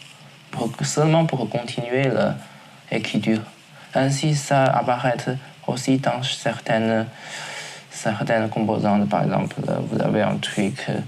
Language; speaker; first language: French; non-native, learner; Chinese